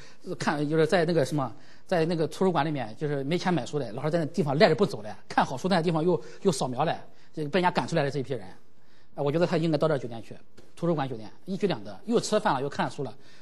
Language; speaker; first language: Chinese; native; Chinese